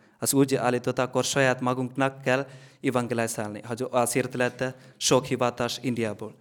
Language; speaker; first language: Hungarian; non-native, learner; Malayalam